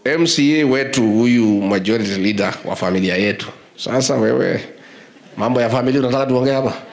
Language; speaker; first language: Swahili; non-native, local second language; Kikuyu